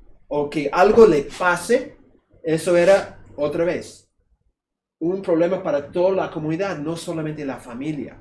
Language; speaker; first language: Spanish; non-native, fluent; English